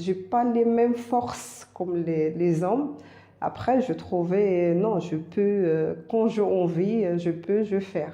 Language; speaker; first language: French; non-native, learner; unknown